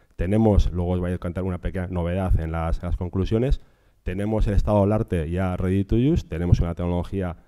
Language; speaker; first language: Spanish; non-native, local second language; Basque